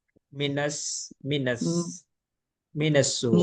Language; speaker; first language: Arabic; non-native, fluent; Malay